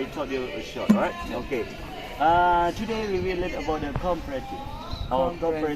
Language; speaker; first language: English; non-native, learner; Indonesian